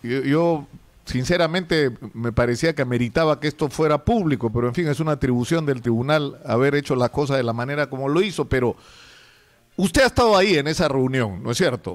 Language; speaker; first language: Spanish; native; Spanish